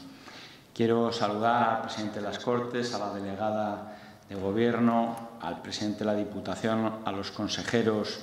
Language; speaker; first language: Spanish; native; Spanish